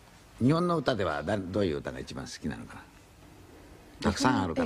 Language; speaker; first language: Japanese; native; Japanese